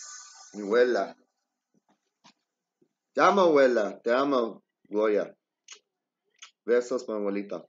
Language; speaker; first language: Spanish; early bilingual, heritage; English